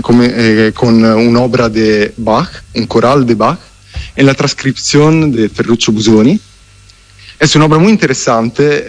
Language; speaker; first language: Spanish; non-native, fluent; Italian